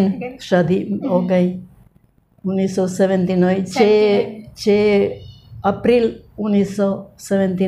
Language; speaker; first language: Hindi; non-native, learner; Bosnian